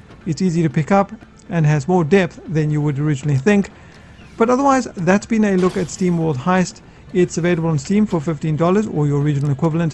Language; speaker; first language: English; native; English